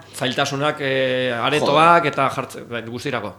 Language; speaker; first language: Basque; native; Basque